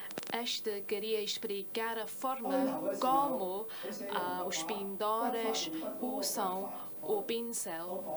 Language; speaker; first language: Portuguese; non-native, fluent; Chinese